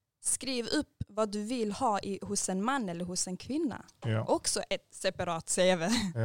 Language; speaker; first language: Swedish; early bilingual, other home language; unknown